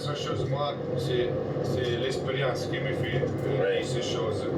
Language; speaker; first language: French; non-native, learner; Italian